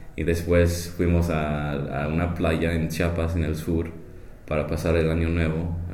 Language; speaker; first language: Spanish; non-native, fluent; English